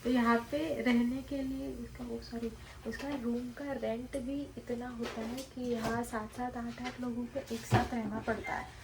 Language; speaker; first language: Hindi; non-native, local second language; Marathi